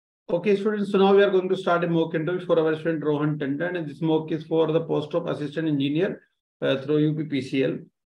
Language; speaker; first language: English; non-native, local second language; Hindi